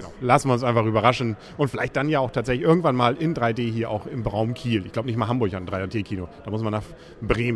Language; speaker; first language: German; native; German